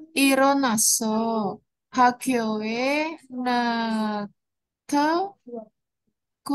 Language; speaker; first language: Korean; non-native, learner; Indonesian